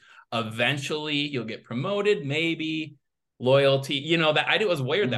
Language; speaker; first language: English; native; English